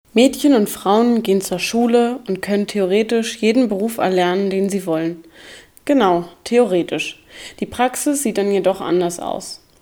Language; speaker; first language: German; native; German